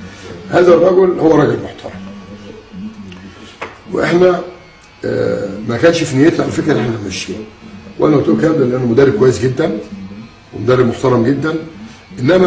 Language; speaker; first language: Arabic; native; Arabic